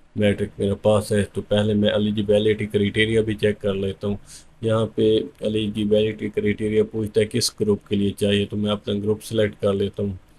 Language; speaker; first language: Urdu; non-native, local second language; Punjabi